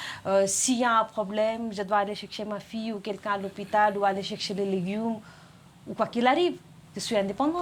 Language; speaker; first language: French; non-native, fluent; Nepali